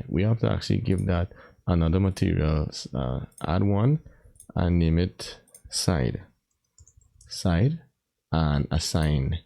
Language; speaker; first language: English; native; English